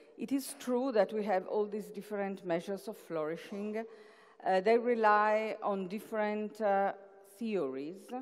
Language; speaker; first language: English; non-native, fluent; Italian